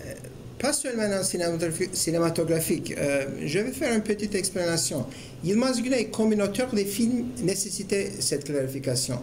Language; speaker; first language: French; non-native, fluent; Turkish